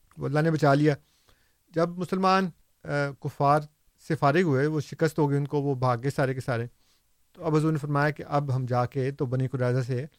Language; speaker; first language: Urdu; non-native, local second language; Punjabi